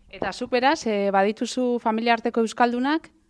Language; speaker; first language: Basque; native; Basque